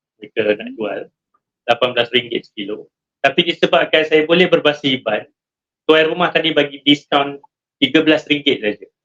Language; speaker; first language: Malay; native; Malay